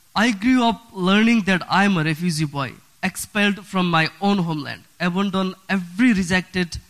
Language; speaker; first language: English; non-native, fluent; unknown